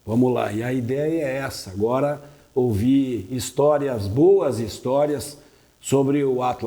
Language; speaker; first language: Portuguese; native; Portuguese